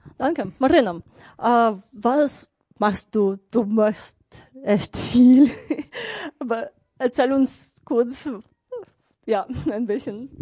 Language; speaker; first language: German; non-native, fluent; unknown